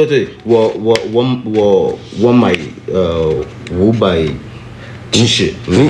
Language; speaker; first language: Chinese; non-native, learner; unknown